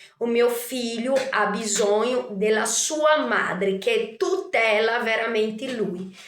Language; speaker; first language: Italian; non-native, fluent; Portuguese